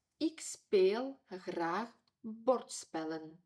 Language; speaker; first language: Dutch; non-native, fluent; Ukrainian